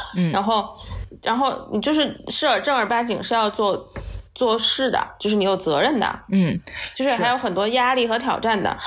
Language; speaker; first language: Chinese; native; Chinese